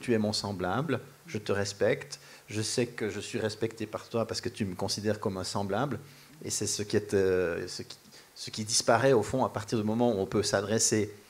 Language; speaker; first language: French; native; French